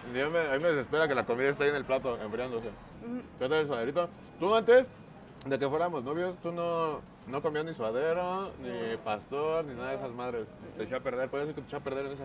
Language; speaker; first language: Spanish; native; Spanish